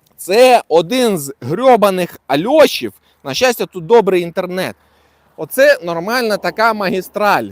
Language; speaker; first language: Ukrainian; non-native, local second language; Russian